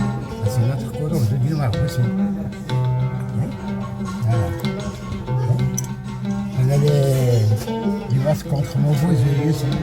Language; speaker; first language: French; non-native, learner; Arabic